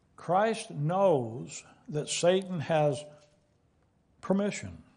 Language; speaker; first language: English; native; English